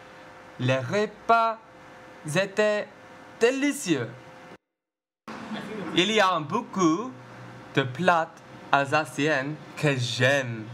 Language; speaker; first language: French; non-native, learner; English